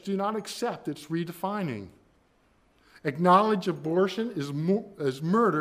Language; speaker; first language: English; native; English